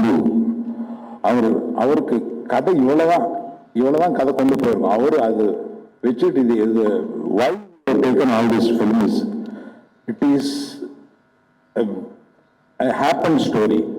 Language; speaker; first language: Tamil; non-native, local second language; Telugu